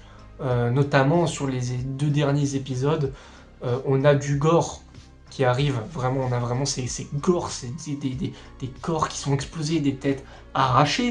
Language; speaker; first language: French; native; French